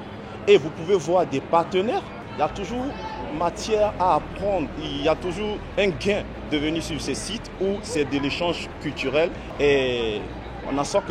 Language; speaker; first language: French; non-native, local second language; Bambara